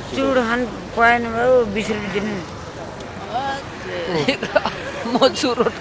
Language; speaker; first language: Nepali; non-native, local second language; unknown